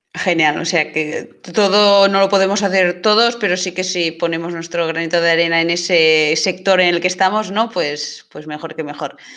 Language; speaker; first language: Spanish; non-native, local second language; Catalan